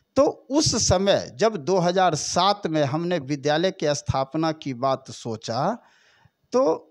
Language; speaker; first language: Hindi; native; Hindi